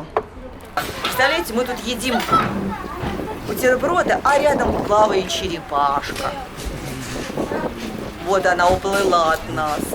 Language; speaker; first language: Russian; native; Russian